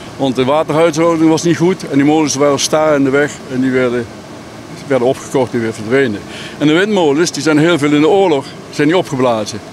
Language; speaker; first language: Dutch; native; Dutch